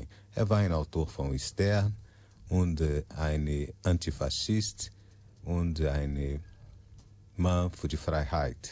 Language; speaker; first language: German; non-native, learner; Portuguese